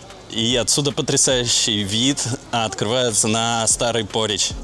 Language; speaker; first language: Russian; native; Russian